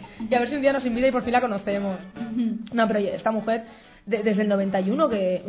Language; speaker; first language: Spanish; native; Spanish